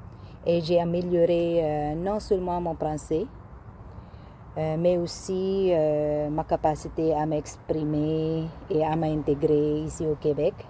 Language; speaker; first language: French; non-native, learner; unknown